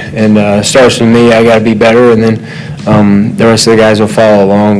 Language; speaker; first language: English; native; English